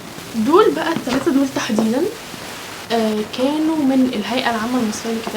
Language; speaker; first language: Arabic; native; Arabic